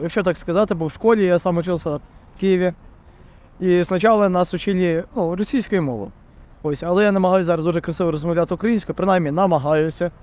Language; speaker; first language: Ukrainian; non-native, local second language; Russian